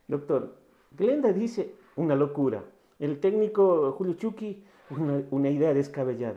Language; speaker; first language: Spanish; native; Spanish